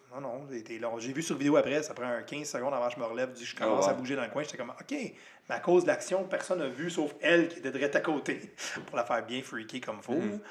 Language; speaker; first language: French; native; French